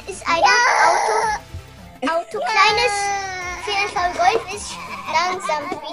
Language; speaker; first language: German; early bilingual, other home language; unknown